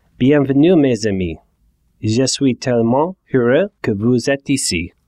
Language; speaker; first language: French; non-native, learner; English